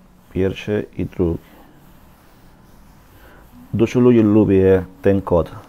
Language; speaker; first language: Polish; non-native, learner; Spanish